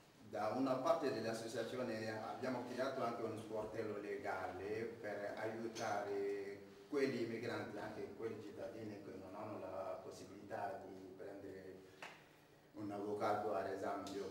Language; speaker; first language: Italian; non-native, fluent; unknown